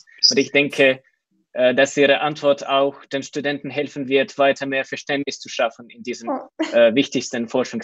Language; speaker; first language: German; non-native, fluent; Russian